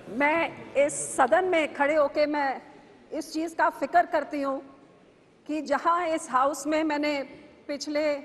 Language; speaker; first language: Hindi; non-native, local second language; Punjabi